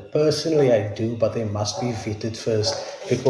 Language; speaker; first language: English; non-native, local second language; Afrikaans